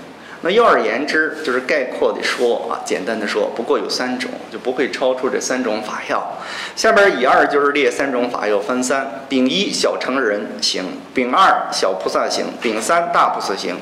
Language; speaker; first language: Chinese; native; Chinese